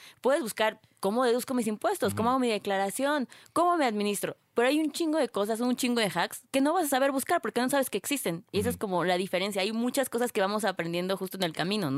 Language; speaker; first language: Spanish; native; Spanish